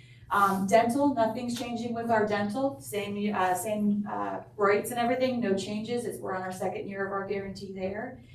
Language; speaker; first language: English; native; English